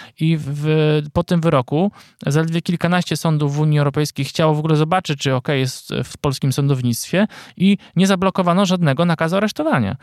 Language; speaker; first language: Polish; native; Polish